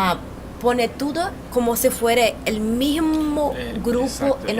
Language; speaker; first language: Spanish; non-native, learner; Portuguese